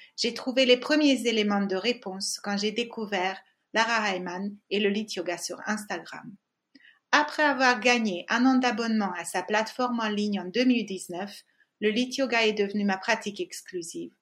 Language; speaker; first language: French; non-native, fluent; Hungarian